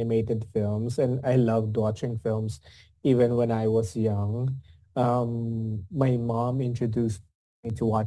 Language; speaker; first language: English; non-native, local second language; Filipino